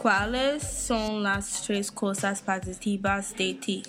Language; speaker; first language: Spanish; non-native, learner; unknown